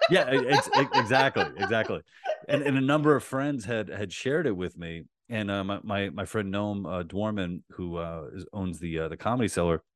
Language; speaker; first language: English; native; English